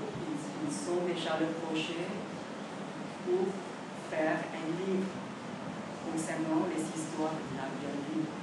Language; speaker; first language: French; non-native, learner; Vietnamese